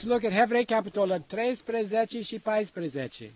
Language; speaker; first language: Romanian; non-native, learner; English